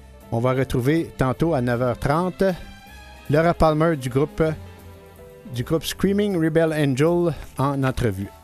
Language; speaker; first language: French; native; French